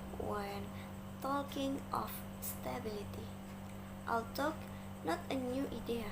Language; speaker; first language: English; non-native, learner; Indonesian